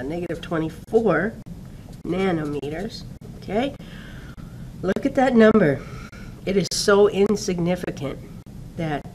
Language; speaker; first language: English; native; English